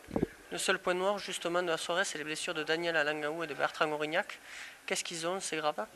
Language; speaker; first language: French; native; French